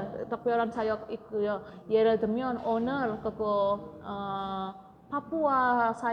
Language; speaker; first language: Korean; non-native, learner; Indonesian